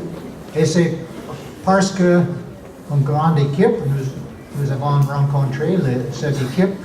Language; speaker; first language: French; non-native, learner; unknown